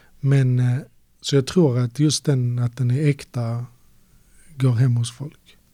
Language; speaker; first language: Swedish; native; Swedish